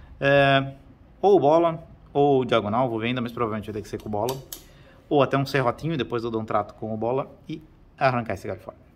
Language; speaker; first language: Portuguese; native; Portuguese